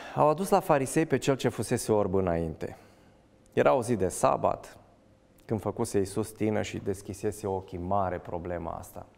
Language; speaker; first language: Romanian; native; Romanian